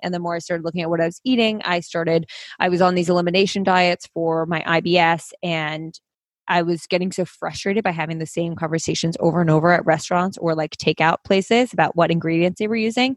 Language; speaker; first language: English; native; English